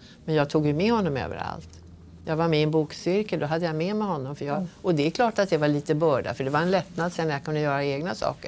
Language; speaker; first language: Swedish; native; Swedish